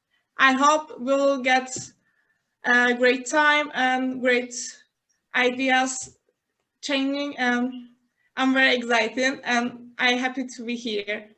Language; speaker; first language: English; non-native, learner; Turkish